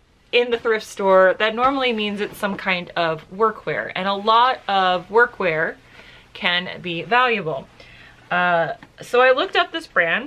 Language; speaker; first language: English; native; English